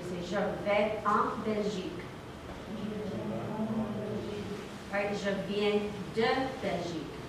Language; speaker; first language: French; non-native, fluent; English